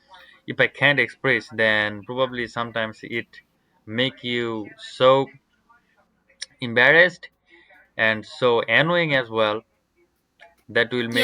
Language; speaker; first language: English; non-native, learner; Bangla